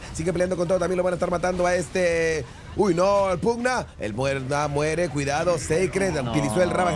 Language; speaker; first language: Spanish; native; Spanish